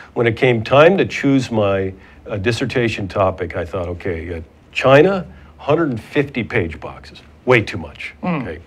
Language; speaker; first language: English; native; English